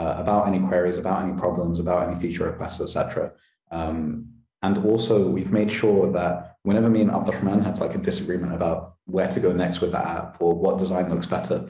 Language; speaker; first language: English; native; English